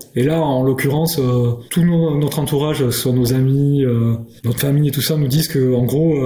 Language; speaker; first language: French; native; French